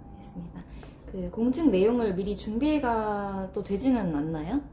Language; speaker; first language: Korean; native; Korean